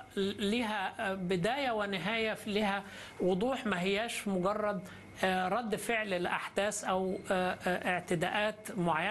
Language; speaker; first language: Arabic; native; Arabic